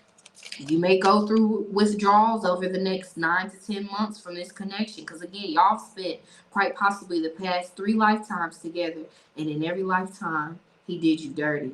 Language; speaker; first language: English; native; English